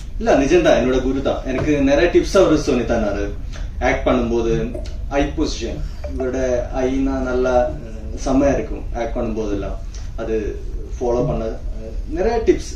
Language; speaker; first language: Tamil; non-native, learner; Malayalam